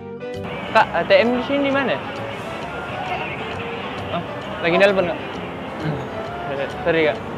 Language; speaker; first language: Indonesian; native; Indonesian